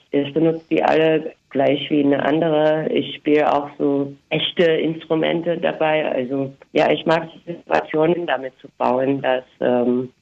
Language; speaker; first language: German; non-native, fluent; English